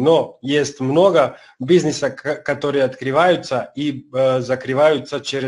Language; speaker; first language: Russian; non-native, learner; Serbian